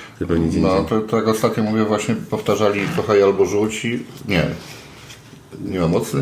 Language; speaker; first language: Polish; native; Polish